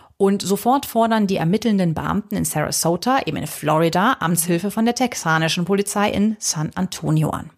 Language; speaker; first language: German; native; German